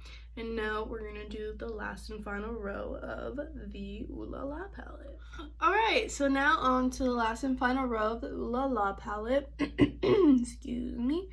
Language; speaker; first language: English; native; English